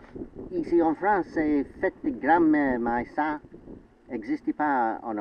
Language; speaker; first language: French; non-native, learner; English